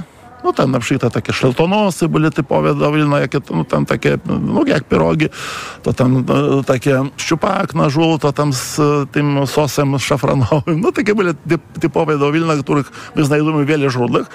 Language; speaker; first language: Polish; non-native, fluent; Lithuanian